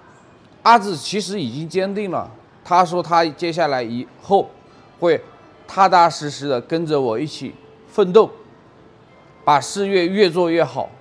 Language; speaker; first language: Chinese; native; Chinese